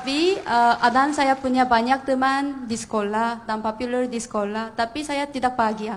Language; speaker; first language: Indonesian; non-native, fluent; Korean